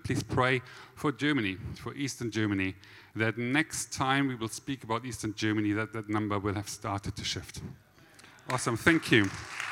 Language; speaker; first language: English; non-native, fluent; German